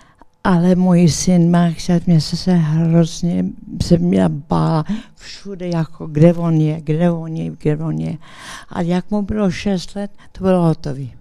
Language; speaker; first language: Czech; early bilingual, heritage; English